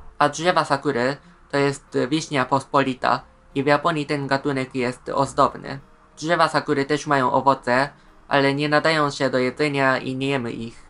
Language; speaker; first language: Polish; non-native, fluent; Japanese